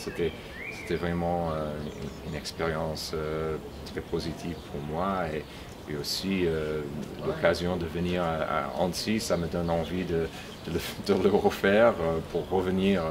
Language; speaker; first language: French; non-native, fluent; English